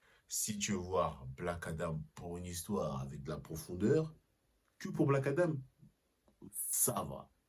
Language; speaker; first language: French; native; French